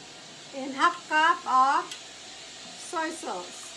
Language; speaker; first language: English; non-native, local second language; Filipino